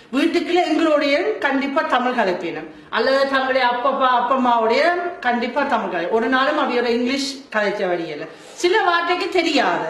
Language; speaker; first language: Tamil; non-native, fluent; German